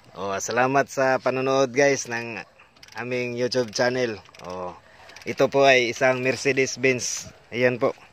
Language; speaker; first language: Filipino; non-native, local second language; Cebuano